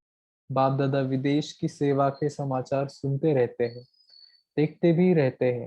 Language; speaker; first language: Hindi; native; Hindi